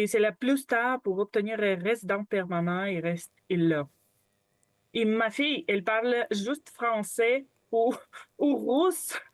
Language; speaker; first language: French; non-native, learner; Ukrainian